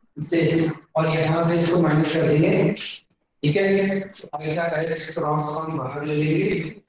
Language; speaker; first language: Hindi; native; Hindi